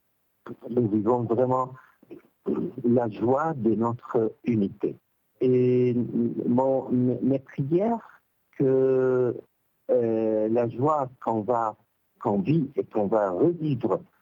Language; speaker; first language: French; non-native, local second language; Arabic